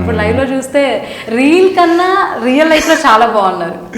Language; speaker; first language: Telugu; native; Telugu